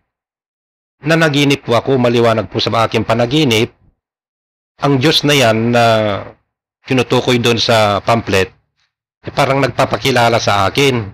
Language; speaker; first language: Filipino; non-native, local second language; Iloko